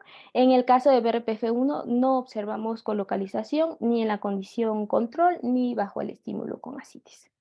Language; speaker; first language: Spanish; native; Spanish